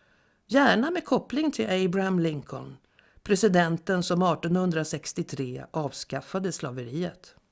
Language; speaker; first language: Swedish; native; Swedish